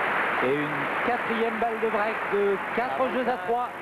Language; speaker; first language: French; native; French